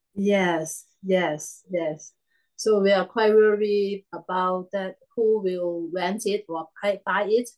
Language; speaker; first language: English; non-native, learner; Cantonese